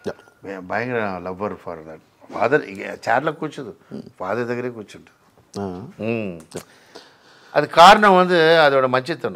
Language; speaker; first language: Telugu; non-native, local second language; Tamil